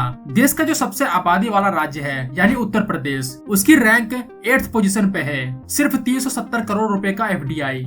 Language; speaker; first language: Hindi; native; Hindi